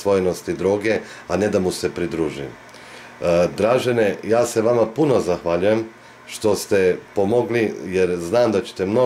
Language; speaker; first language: Bosnian; native; Bosnian